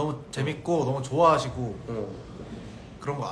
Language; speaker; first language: Korean; native; Korean